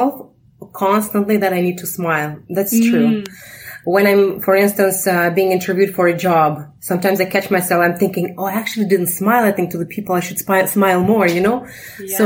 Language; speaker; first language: English; non-native, fluent; Russian